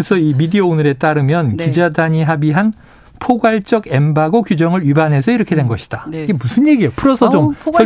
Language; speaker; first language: Korean; native; Korean